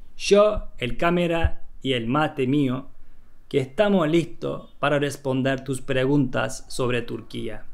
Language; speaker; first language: Spanish; non-native, fluent; Turkish